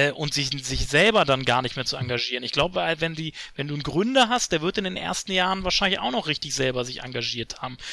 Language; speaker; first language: German; native; German